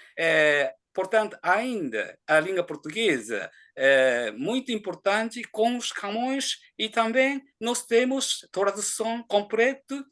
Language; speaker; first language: Portuguese; non-native, fluent; Japanese